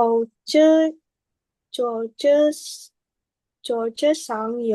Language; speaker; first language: Chinese; non-native, learner; Indonesian